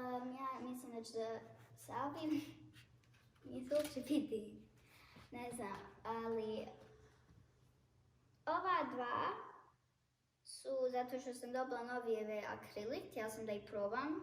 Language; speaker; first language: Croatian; early bilingual, heritage; Bosnian